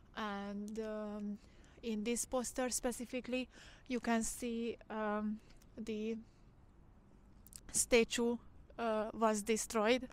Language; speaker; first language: English; non-native, fluent; Hungarian